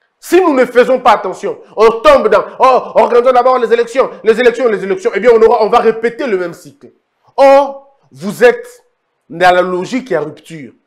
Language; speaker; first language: French; non-native, local second language; Lingala